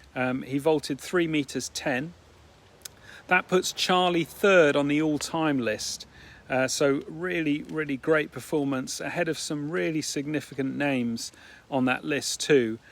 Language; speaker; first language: English; native; English